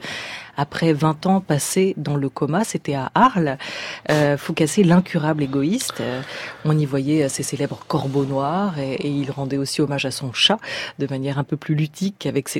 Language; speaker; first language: French; native; French